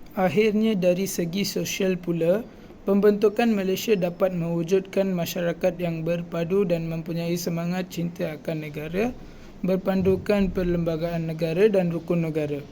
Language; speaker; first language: Malay; non-native, local second language; Tamil